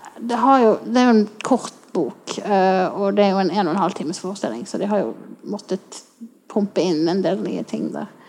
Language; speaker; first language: Norwegian; native; Norwegian